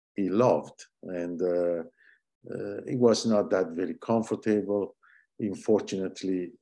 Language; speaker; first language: English; non-native, fluent; Italian